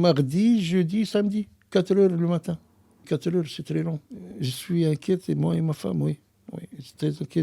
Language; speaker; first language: French; non-native, learner; Arabic